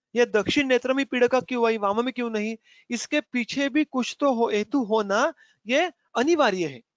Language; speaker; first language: Hindi; non-native, local second language; Marathi